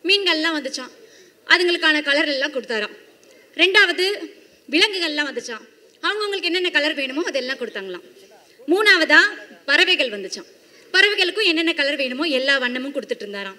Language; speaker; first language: Tamil; native; Tamil